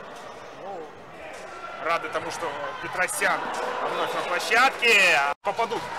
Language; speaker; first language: Russian; native; Russian